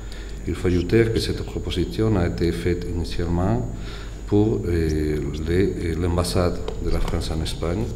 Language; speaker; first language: French; non-native, fluent; Spanish